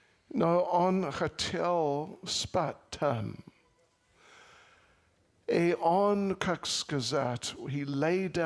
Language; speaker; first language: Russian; non-native, learner; English